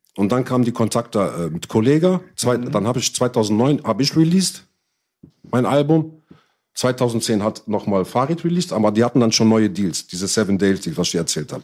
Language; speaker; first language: German; early bilingual, other home language; Arabic